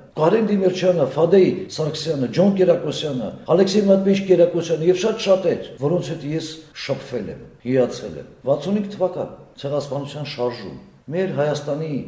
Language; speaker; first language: Armenian; early bilingual, heritage; Armenian